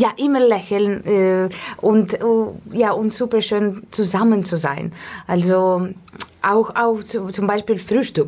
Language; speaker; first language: German; non-native, learner; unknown